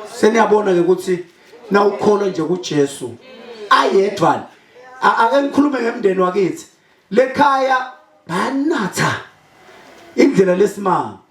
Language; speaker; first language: Zulu; non-native, local second language; Swati